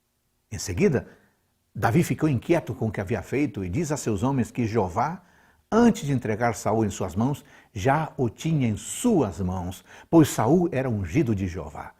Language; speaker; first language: Portuguese; native; Portuguese